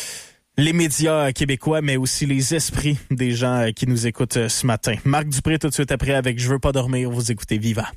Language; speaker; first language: French; native; French